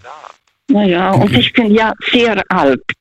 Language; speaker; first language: German; early bilingual, heritage; Russian